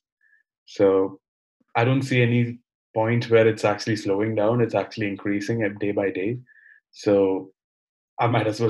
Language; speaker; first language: English; non-native, local second language; Malayalam